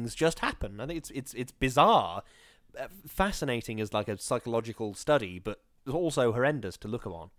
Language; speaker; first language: English; native; English